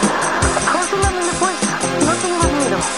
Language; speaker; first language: Spanish; non-native, local second language; Quechua